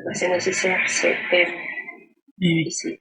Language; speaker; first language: French; non-native, learner; Spanish